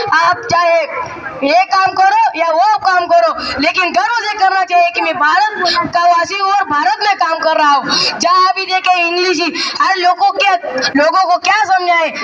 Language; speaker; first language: Hindi; non-native, local second language; Marathi